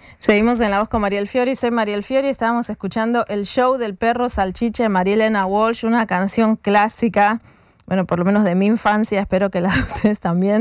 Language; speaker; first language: Spanish; native; Spanish